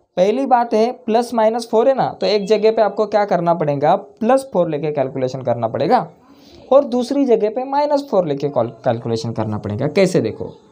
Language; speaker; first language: Hindi; non-native, local second language; Marathi